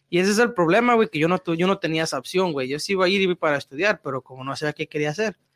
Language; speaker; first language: Spanish; native; Spanish